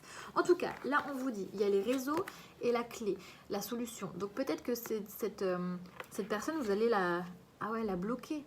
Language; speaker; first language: French; native; French